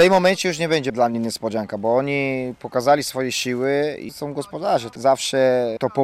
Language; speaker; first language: Polish; non-native, fluent; Portuguese